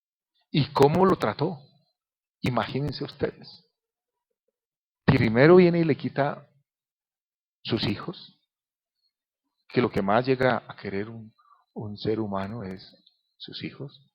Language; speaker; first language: Spanish; native; Spanish